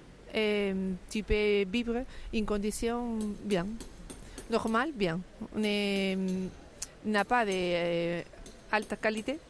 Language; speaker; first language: French; non-native, fluent; Spanish